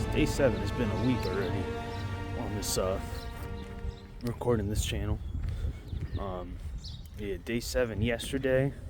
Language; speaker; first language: English; native; English